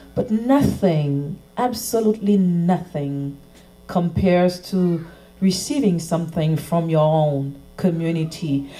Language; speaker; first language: English; non-native, fluent; Haitian Creole